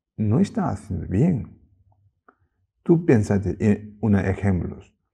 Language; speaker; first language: Spanish; non-native, learner; Tibetan